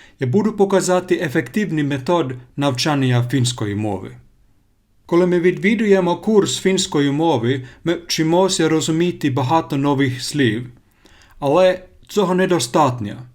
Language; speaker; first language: Ukrainian; non-native, learner; Finnish